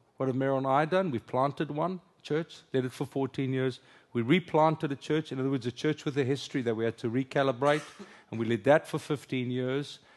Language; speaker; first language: English; non-native, local second language; Afrikaans